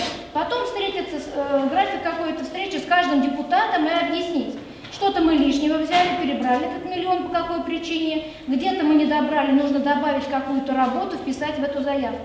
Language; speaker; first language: Russian; native; Russian